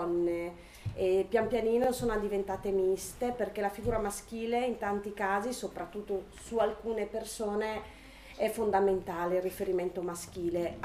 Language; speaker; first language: Italian; native; Italian